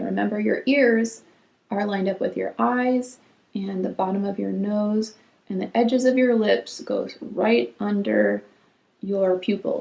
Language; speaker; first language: English; native; English